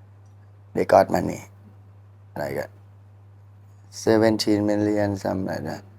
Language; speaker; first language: English; non-native, learner; Thai